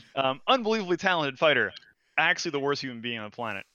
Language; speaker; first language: English; non-native, fluent; Portuguese